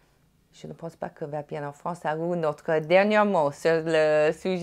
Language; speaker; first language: French; non-native, fluent; English